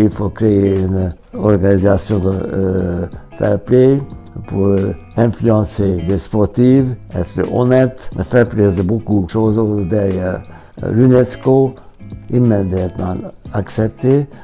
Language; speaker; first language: French; non-native, fluent; Hungarian